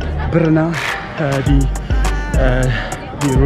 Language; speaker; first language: Indonesian; non-native, local second language; Javanese